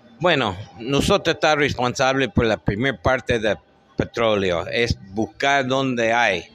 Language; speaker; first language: Spanish; non-native, fluent; English